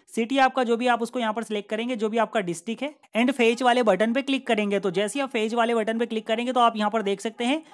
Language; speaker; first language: Hindi; native; Hindi